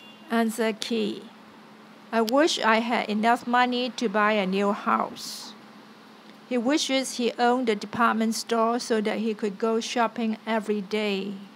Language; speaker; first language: English; non-native, local second language; Cantonese